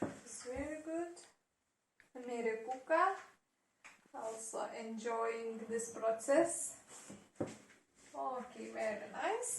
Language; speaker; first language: English; non-native, learner; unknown